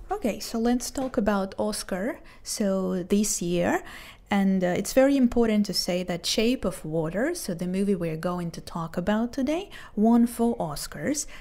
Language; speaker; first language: English; non-native, fluent; Hebrew